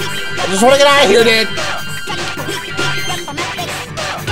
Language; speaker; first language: English; native; English